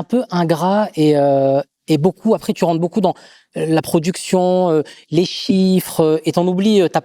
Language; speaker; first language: French; native; French